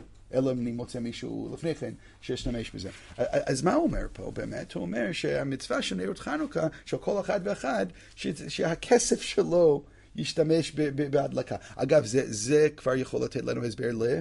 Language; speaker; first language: Hebrew; non-native, fluent; English